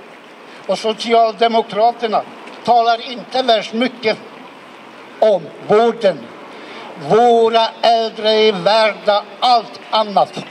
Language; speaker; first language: Swedish; non-native, fluent; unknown